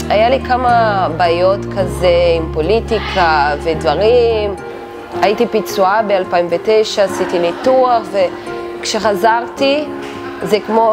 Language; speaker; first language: Hebrew; non-native, learner; Portuguese